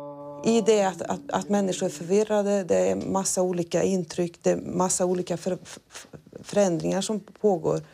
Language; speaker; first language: Swedish; native; Swedish